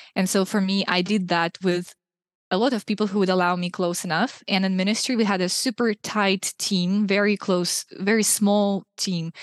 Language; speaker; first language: English; non-native, fluent; Russian